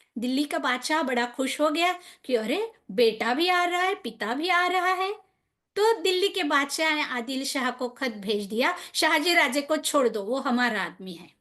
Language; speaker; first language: Hindi; non-native, local second language; Marathi